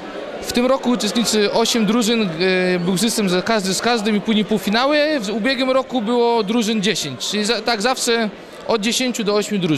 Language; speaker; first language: Polish; native; Polish